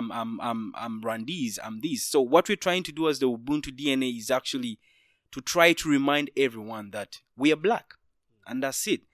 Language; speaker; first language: English; non-native, local second language; Ganda